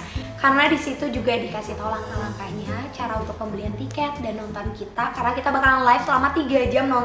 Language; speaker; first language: Indonesian; native; Indonesian